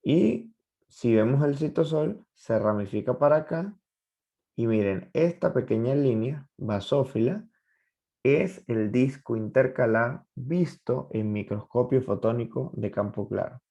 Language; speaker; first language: Spanish; native; Spanish